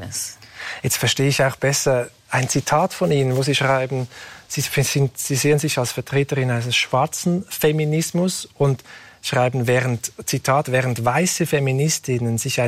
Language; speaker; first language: German; native; German